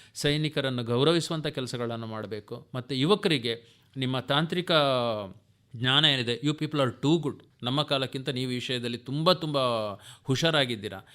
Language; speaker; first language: Kannada; non-native, local second language; Tulu